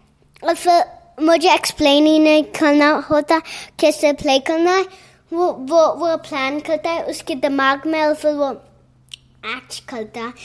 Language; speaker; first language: Hindi; early bilingual, heritage; Hindi